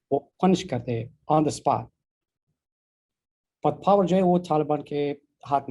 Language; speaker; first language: Hindi; non-native, learner; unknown